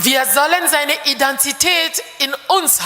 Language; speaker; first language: German; non-native, fluent; French